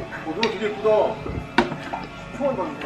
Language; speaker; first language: Korean; native; Korean